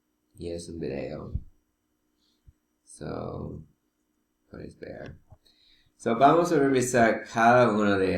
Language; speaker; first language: Spanish; non-native, learner; English